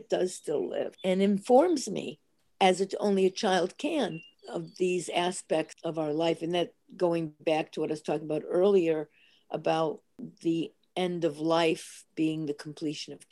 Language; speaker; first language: English; early bilingual, other home language; Italian